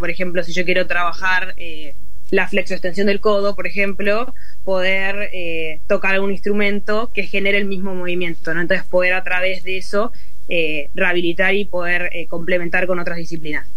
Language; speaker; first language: Spanish; native; Spanish